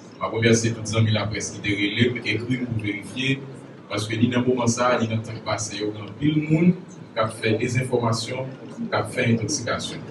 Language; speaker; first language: French; non-native, local second language; Haitian Creole